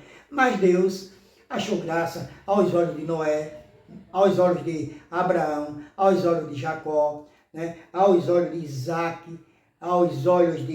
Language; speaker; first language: Portuguese; native; Portuguese